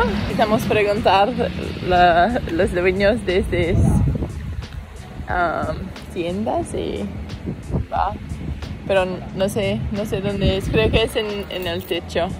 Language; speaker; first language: Spanish; non-native, learner; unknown